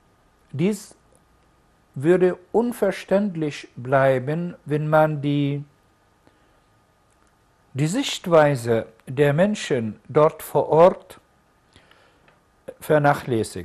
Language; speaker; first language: German; non-native, fluent; Arabic